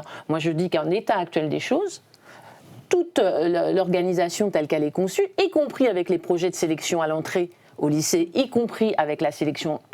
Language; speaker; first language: French; native; French